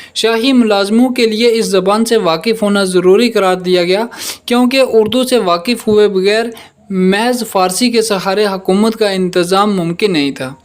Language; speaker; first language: Urdu; native; Urdu